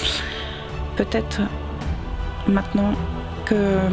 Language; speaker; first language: French; native; French